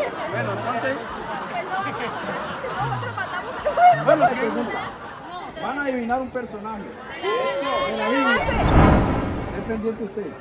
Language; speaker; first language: Spanish; native; Spanish